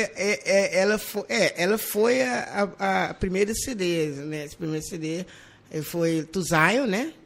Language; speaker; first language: Portuguese; non-native, learner; English